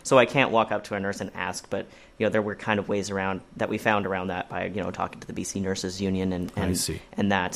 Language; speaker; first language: English; native; English